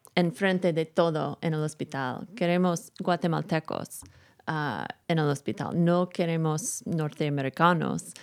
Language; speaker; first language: Spanish; non-native, learner; English